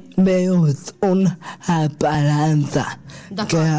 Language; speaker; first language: Catalan; non-native, local second language; Spanish